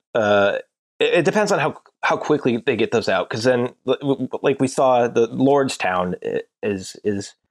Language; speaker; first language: English; native; English